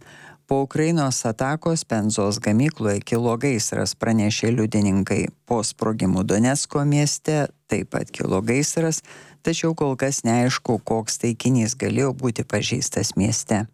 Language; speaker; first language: Lithuanian; native; Lithuanian